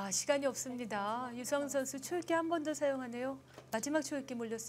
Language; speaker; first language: Korean; native; Korean